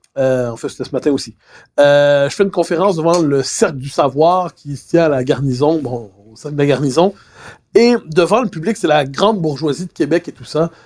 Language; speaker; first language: French; native; French